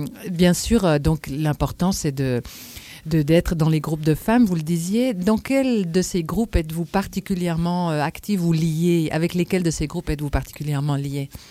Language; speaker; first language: French; native; French